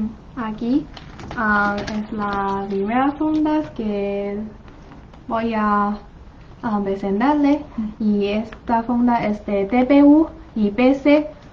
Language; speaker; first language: Spanish; non-native, learner; Chinese